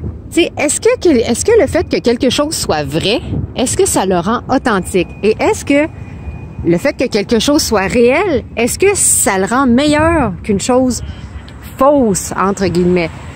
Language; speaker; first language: French; native; French